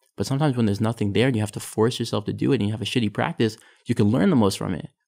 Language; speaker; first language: English; native; English